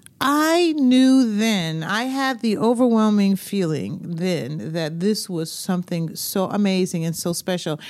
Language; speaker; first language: English; native; English